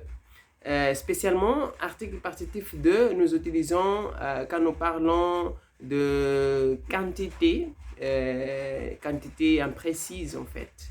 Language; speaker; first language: French; non-native, fluent; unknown